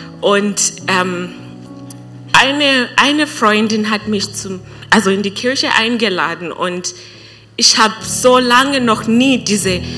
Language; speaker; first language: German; non-native, learner; English